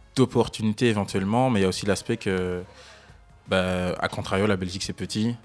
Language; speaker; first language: French; native; French